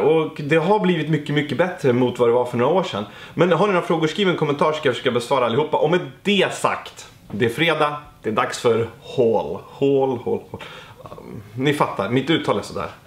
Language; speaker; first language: Swedish; native; Swedish